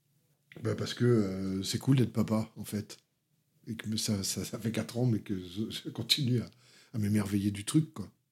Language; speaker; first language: French; native; French